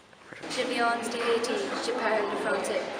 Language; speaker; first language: French; non-native, learner; English